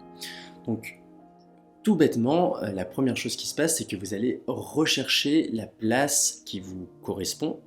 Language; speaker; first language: French; native; French